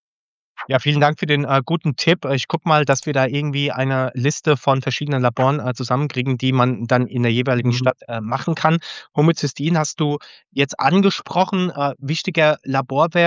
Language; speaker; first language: German; native; German